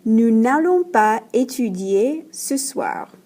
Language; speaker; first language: French; non-native, fluent; English